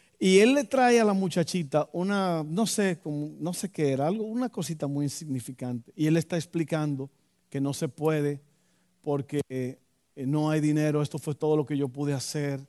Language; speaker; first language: Spanish; native; Spanish